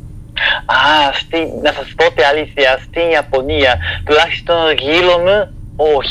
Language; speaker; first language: Greek; non-native, fluent; Japanese